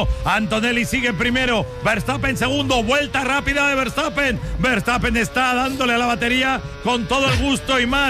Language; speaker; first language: Spanish; native; Spanish